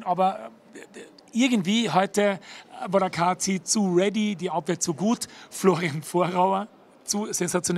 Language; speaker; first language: German; native; German